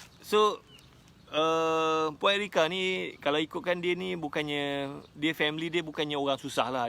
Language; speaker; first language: Malay; native; Malay